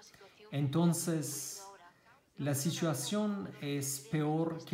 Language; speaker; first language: Spanish; non-native, learner; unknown